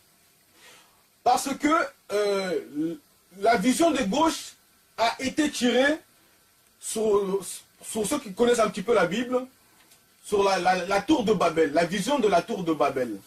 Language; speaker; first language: French; non-native, local second language; Lingala